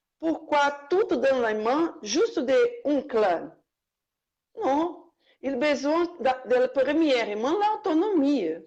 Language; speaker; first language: French; non-native, learner; Portuguese